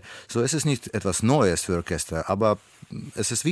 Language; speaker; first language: German; non-native, learner; Russian